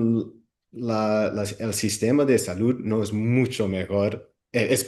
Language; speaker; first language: Spanish; non-native, fluent; Dutch